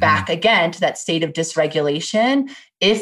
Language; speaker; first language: English; native; English